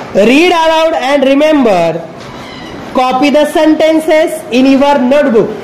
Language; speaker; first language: English; non-native, local second language; Marathi